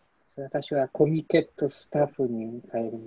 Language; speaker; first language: Japanese; non-native, learner; Polish